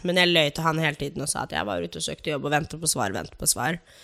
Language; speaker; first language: Norwegian; early bilingual, other home language; English